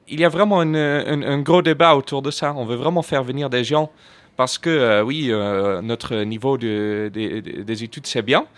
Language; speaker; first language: French; non-native, fluent; Dutch